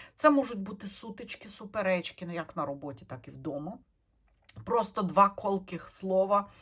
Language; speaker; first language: Ukrainian; non-native, local second language; Russian